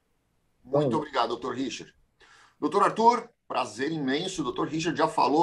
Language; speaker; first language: Portuguese; native; Portuguese